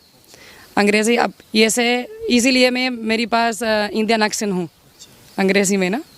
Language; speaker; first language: Hindi; non-native, learner; Spanish